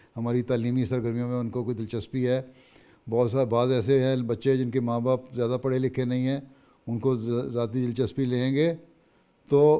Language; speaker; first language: Urdu; native; Urdu